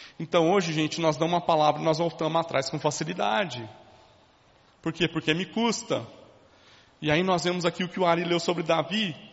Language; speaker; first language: Portuguese; native; Portuguese